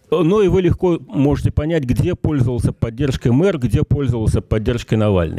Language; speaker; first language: Russian; native; Russian